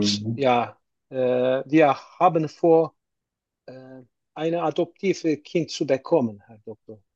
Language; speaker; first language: German; non-native, learner; Turkish